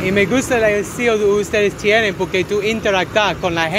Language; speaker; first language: Spanish; non-native, learner; English